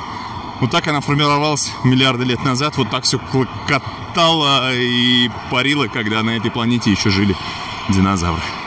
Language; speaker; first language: Russian; native; Russian